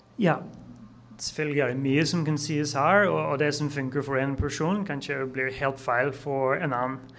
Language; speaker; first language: Norwegian; non-native, fluent; English